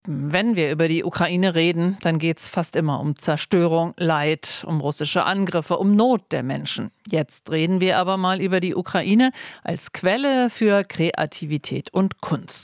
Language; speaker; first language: German; native; German